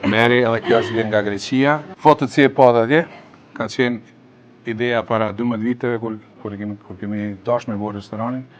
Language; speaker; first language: Albanian; early bilingual, other home language; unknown